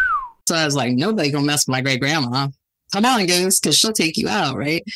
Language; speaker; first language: English; native; English